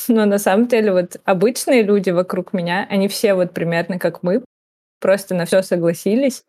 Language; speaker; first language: Russian; native; Russian